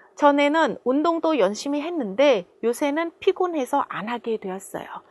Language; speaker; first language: Korean; non-native, fluent; Vietnamese